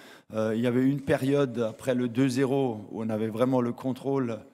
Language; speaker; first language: French; non-native, fluent; German